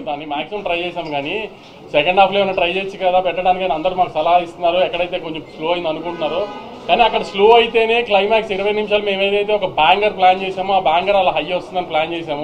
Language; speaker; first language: Telugu; native; Telugu